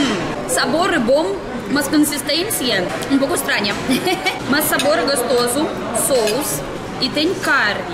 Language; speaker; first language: Portuguese; non-native, learner; Russian